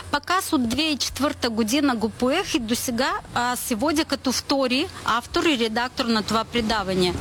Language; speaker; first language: Bulgarian; early bilingual, heritage; Bulgarian